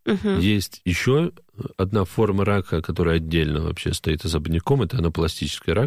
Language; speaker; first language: Russian; native; Russian